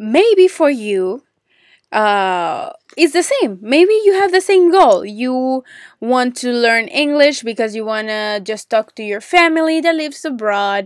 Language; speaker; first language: English; non-native, fluent; Spanish